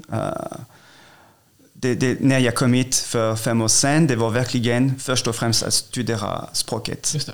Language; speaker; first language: Swedish; non-native, fluent; French